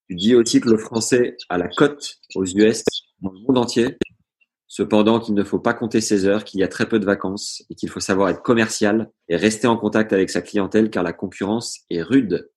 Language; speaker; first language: French; native; French